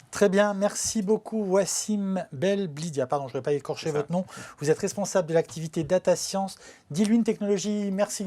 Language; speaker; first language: French; native; French